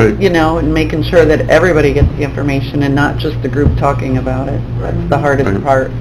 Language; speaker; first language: English; native; English